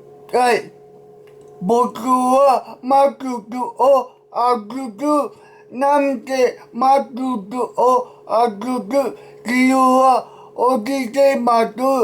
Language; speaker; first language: Japanese; non-native, learner; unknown